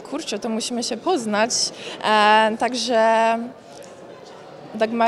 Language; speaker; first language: Polish; native; Polish